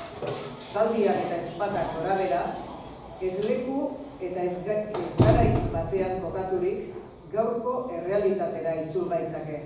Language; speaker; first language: Basque; native; Basque